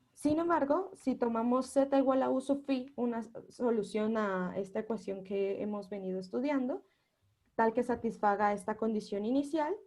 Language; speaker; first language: Spanish; native; Spanish